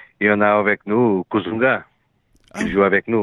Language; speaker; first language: French; non-native, learner; Portuguese